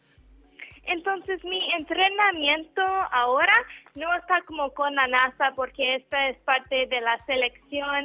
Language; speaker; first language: Spanish; non-native, learner; English